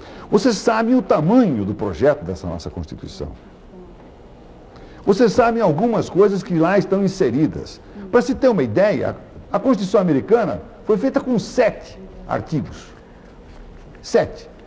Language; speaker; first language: Portuguese; native; Portuguese